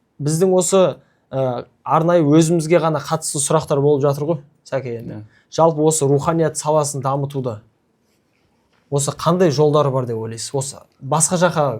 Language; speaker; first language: Kazakh; native; Kazakh